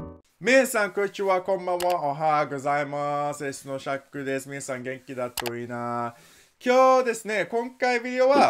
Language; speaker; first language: Japanese; non-native, learner; English